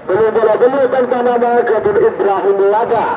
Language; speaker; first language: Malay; non-native, local second language; Madurese